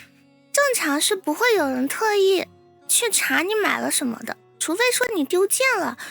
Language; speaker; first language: Chinese; native; Chinese